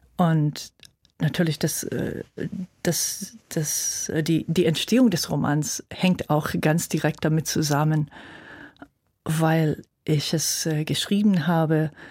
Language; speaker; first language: German; non-native, fluent; English